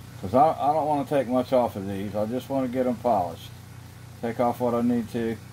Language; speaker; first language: English; native; English